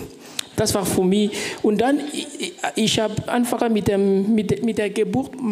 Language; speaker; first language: German; non-native, fluent; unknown